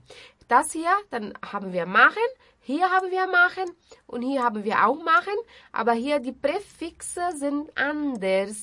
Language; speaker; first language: German; non-native, fluent; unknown